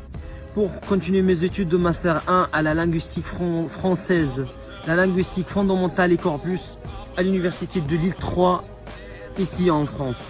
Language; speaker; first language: French; non-native, fluent; Arabic